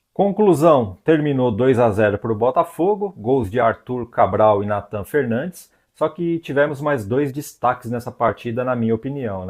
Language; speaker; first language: Portuguese; native; Portuguese